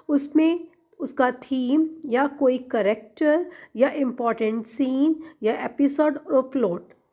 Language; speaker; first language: Hindi; non-native, local second language; Punjabi